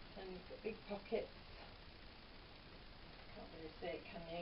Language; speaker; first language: English; native; English